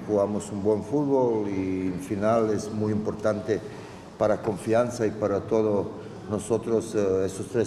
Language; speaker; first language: Spanish; non-native, fluent; Croatian